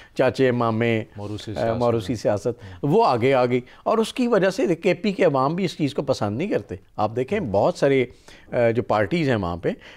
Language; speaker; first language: Urdu; non-native, local second language; Punjabi